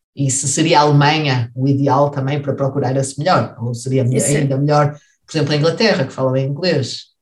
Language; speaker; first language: Portuguese; native; Portuguese